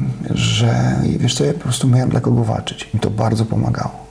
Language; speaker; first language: Polish; native; Polish